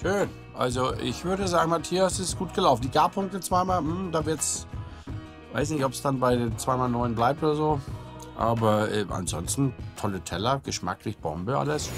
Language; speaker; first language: German; native; German